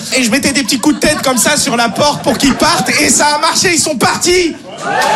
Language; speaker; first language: French; native; French